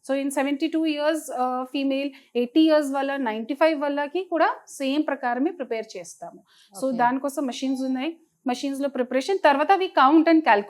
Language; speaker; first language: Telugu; non-native, fluent; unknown